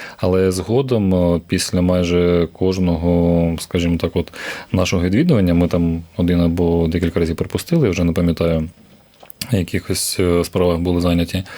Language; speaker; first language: Ukrainian; native; Ukrainian